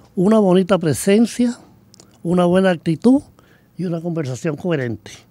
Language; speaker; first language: Spanish; native; Spanish